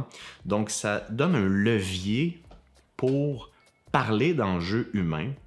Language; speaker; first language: French; native; French